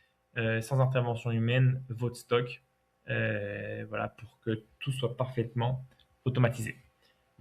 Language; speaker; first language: French; native; French